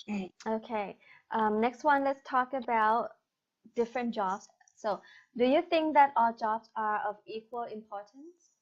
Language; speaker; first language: English; non-native, fluent; Thai